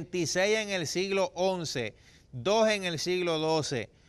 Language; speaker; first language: Spanish; native; Spanish